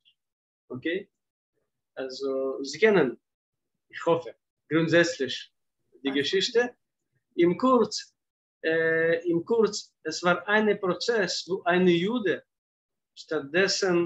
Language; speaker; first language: German; non-native, fluent; Russian